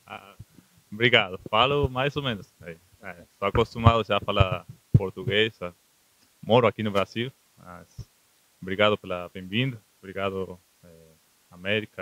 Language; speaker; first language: Portuguese; non-native, fluent; Spanish